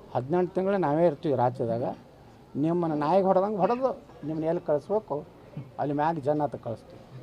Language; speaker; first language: Kannada; native; Kannada